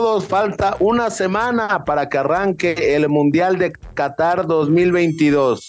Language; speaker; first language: Spanish; native; Spanish